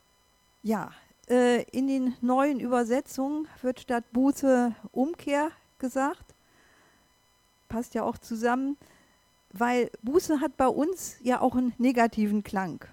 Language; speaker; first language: German; native; German